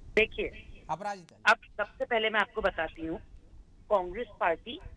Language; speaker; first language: Hindi; native; Hindi